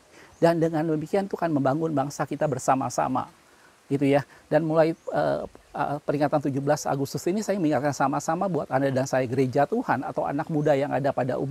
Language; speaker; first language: Indonesian; native; Indonesian